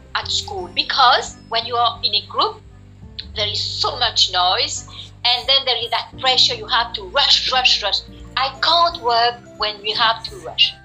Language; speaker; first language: English; non-native, fluent; French